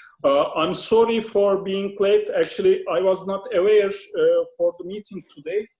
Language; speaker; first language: English; non-native, fluent; Turkish